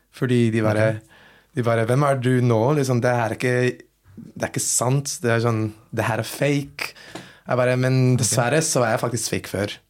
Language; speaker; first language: Norwegian; non-native, fluent; English